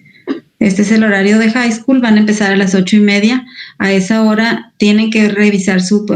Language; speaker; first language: Spanish; native; Spanish